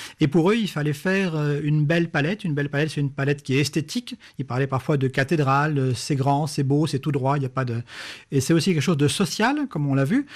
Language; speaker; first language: French; native; French